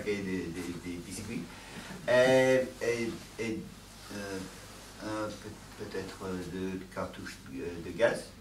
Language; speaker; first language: French; non-native, learner; English